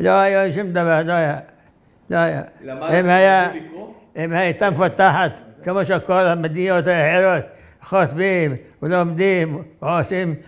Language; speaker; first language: Hebrew; non-native, fluent; Arabic